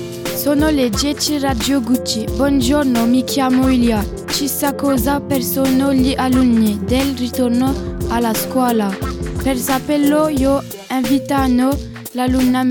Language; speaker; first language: Italian; non-native, learner; French